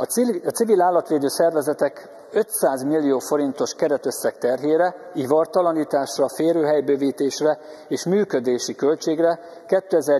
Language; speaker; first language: Hungarian; native; Hungarian